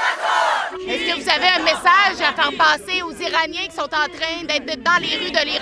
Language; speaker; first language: French; native; French